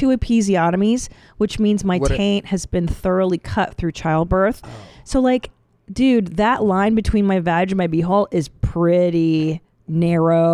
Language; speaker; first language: English; native; English